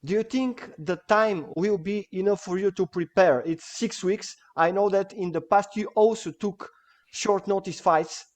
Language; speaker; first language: English; non-native, fluent; Bulgarian